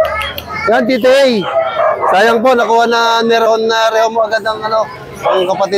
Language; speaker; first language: Filipino; native; Filipino